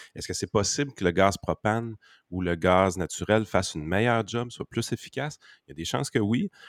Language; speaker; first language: French; native; French